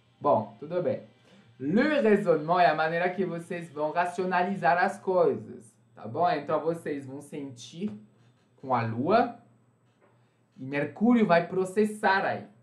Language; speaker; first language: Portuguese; non-native, fluent; French